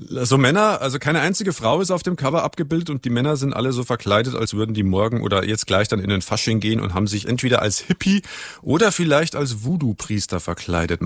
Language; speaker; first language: German; native; German